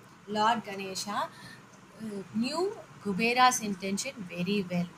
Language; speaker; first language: English; non-native, local second language; Tamil